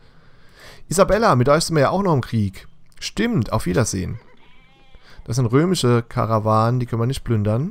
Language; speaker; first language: German; native; German